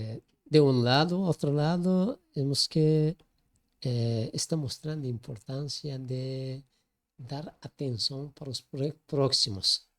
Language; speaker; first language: Portuguese; non-native, learner; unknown